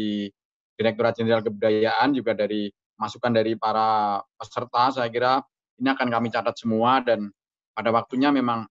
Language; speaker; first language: Indonesian; native; Indonesian